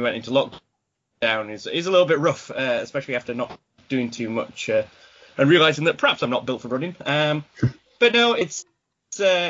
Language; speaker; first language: English; native; English